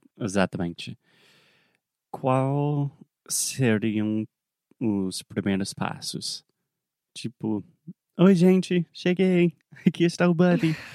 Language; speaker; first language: Portuguese; non-native, fluent; English